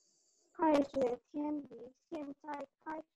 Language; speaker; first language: Chinese; non-native, learner; Indonesian